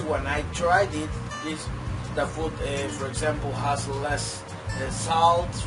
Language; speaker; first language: English; non-native, fluent; Spanish